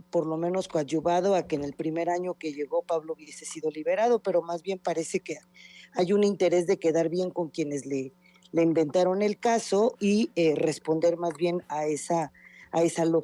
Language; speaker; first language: Spanish; native; Spanish